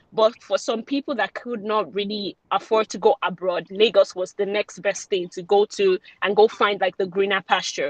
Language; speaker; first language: English; non-native, local second language; Yoruba